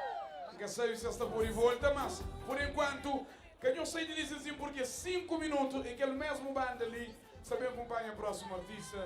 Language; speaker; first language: Portuguese; non-native, local second language; Kabuverdianu